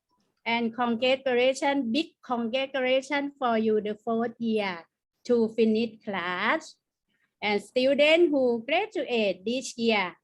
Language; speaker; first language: English; non-native, learner; Thai